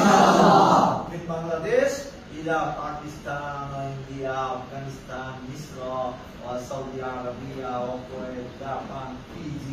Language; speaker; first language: Arabic; non-native, fluent; Bangla